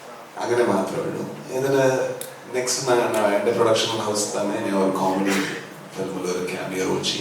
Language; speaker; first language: Malayalam; non-native, learner; Kannada